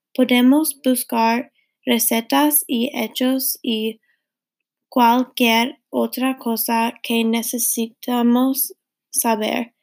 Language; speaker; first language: Spanish; non-native, learner; English